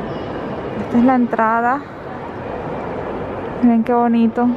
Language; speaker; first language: Spanish; native; Spanish